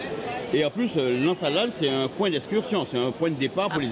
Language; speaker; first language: French; native; French